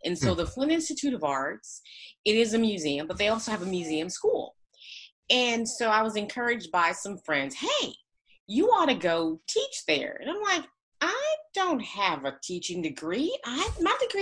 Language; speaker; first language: English; native; English